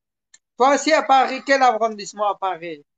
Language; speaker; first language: French; non-native, learner; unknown